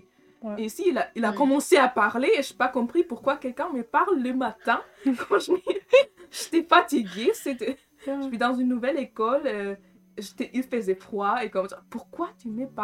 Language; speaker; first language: French; non-native, fluent; German